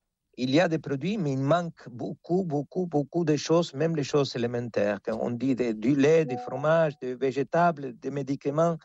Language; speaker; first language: French; non-native, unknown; Spanish